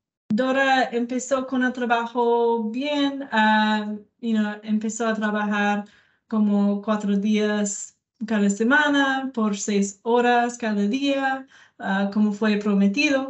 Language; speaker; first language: Spanish; non-native, fluent; English